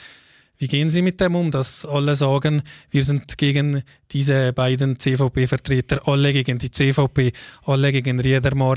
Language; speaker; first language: German; native; German